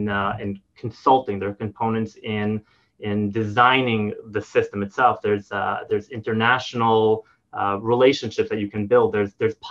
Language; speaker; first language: English; native; English